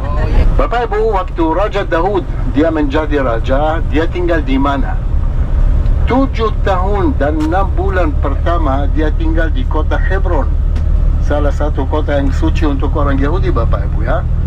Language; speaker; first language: Indonesian; non-native, fluent; Hebrew